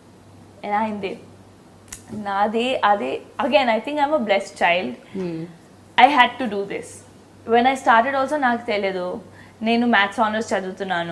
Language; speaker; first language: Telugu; non-native, fluent; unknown